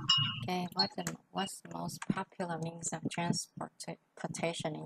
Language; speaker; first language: English; non-native, fluent; Vietnamese